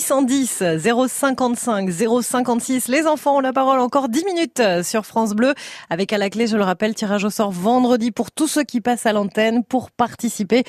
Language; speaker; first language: French; native; French